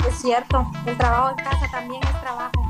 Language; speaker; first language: Spanish; native; Spanish